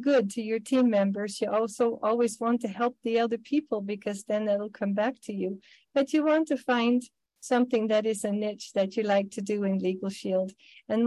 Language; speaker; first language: English; non-native, fluent; Dutch